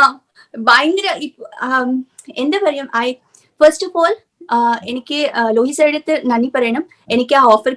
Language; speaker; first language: Malayalam; non-native, learner; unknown